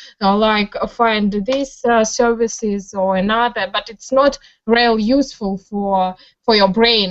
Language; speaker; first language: English; non-native, learner; Russian